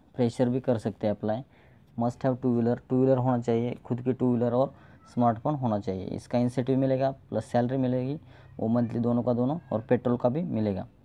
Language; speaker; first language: Hindi; non-native, local second language; Marathi